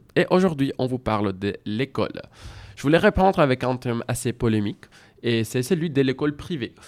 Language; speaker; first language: French; non-native, fluent; Spanish